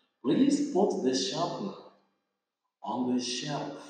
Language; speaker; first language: English; non-native, fluent; Vietnamese